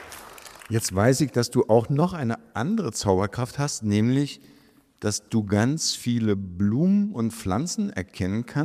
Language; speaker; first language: German; native; German